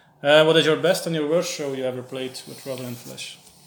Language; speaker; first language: English; non-native, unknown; Dutch